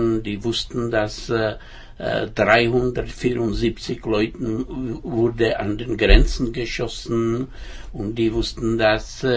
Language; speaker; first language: German; non-native, fluent; Czech